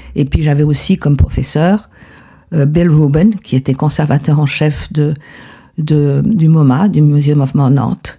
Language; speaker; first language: French; non-native, fluent; Spanish